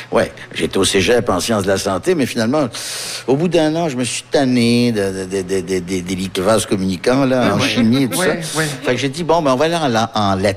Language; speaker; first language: French; early bilingual, other home language; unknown